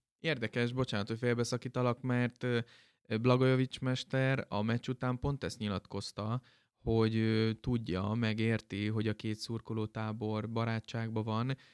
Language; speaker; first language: Hungarian; native; Hungarian